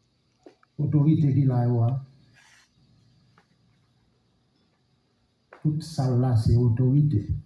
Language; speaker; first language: French; non-native, local second language; Haitian Creole